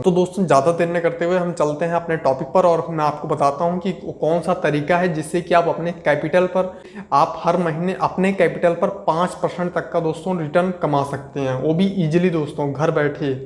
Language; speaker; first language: Hindi; native; Hindi